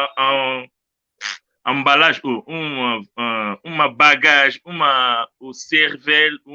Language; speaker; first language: French; non-native, local second language; Luba-Lulua